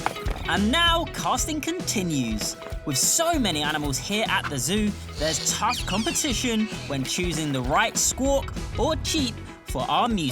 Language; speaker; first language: English; native; English